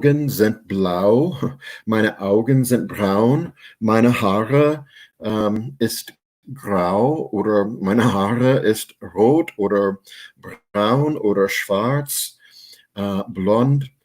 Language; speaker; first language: German; non-native, fluent; English